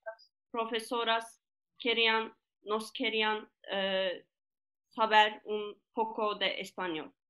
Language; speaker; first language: Spanish; non-native, fluent; Turkish